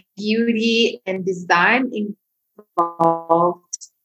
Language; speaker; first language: English; non-native, fluent; Portuguese